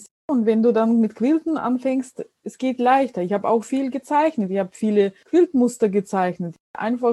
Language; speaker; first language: German; non-native, fluent; Russian